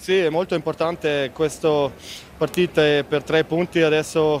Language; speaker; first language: Italian; non-native, learner; German